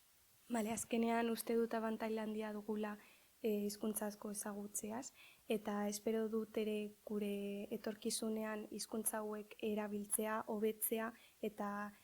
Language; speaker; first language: Basque; early bilingual, other home language; Arabic